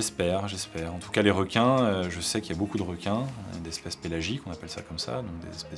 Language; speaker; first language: French; native; French